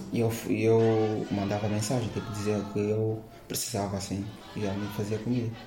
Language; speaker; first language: Portuguese; non-native, local second language; Upper Guinea Crioulo